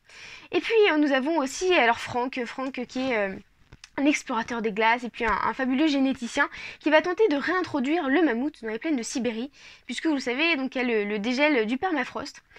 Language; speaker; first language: French; native; French